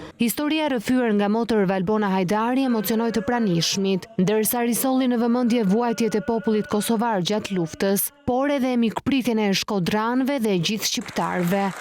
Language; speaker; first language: Albanian; native; Albanian